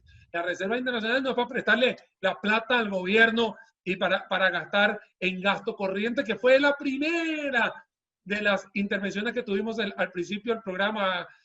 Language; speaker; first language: Spanish; native; Spanish